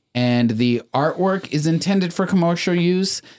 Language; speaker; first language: English; early bilingual, other home language; Spanish